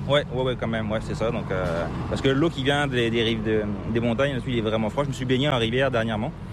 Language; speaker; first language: French; native; French